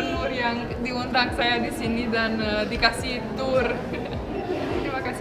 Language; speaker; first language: Indonesian; non-native, fluent; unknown